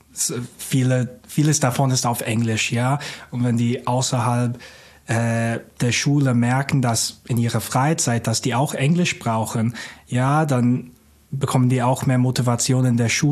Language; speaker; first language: German; non-native, fluent; English